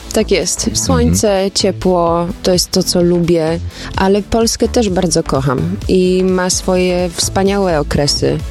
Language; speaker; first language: Polish; early bilingual, heritage; Polish